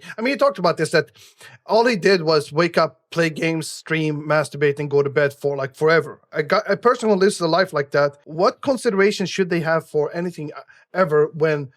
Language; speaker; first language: English; native; English